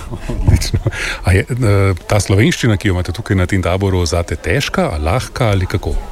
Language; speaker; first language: Slovenian; native; Slovenian